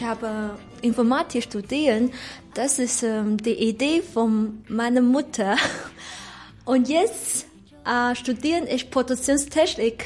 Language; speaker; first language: German; non-native, learner; Chinese